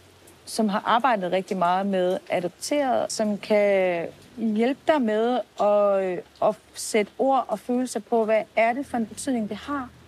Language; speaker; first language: Danish; native; Danish